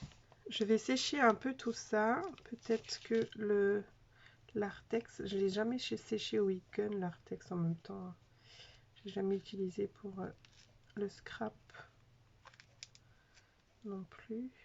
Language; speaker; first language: French; native; French